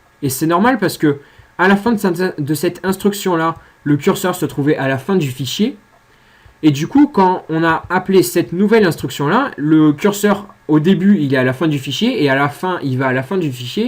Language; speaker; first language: French; native; French